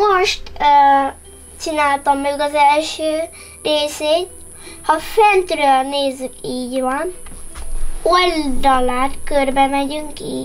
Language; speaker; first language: Hungarian; early bilingual, heritage; Hungarian